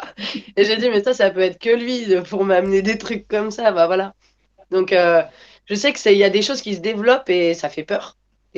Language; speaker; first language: French; native; French